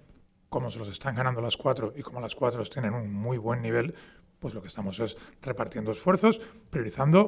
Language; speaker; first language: Spanish; native; Spanish